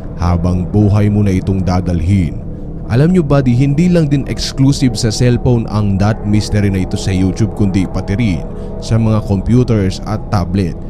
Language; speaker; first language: Filipino; native; Filipino